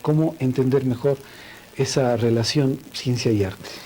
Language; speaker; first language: Spanish; native; Spanish